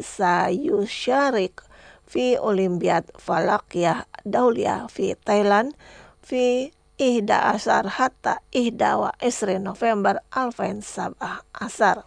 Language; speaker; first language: Arabic; non-native, fluent; Indonesian